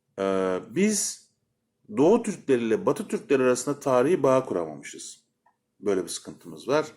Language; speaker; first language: Turkish; native; Turkish